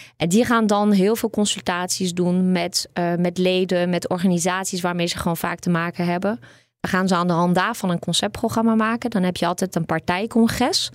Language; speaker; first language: Dutch; native; Dutch